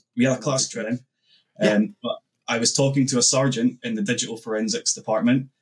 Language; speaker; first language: English; native; English